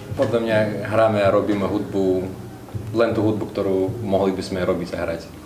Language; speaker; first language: Slovak; non-native, fluent; Russian